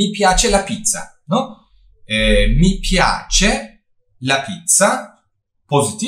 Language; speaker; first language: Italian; non-native, fluent; Turkish